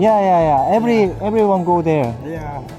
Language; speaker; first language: English; non-native, learner; Korean